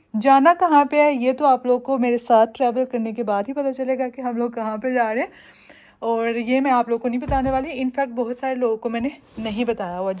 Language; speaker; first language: Urdu; native; Urdu